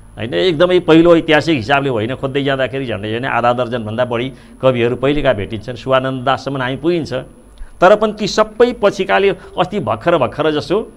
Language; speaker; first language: Nepali; native; Nepali